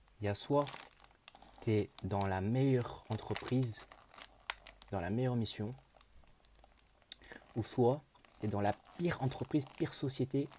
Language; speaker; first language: French; native; French